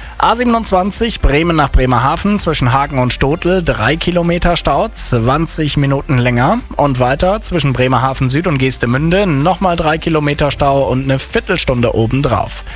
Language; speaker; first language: German; native; German